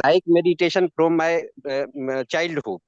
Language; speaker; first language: English; non-native, learner; Hindi